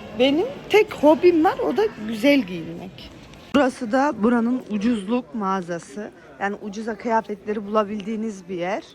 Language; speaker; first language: Turkish; early bilingual, other home language; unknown